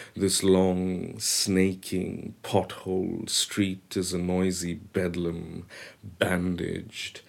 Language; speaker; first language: English; non-native, local second language; Bangla